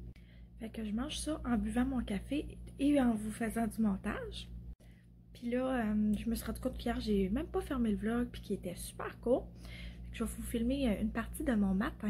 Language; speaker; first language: French; native; French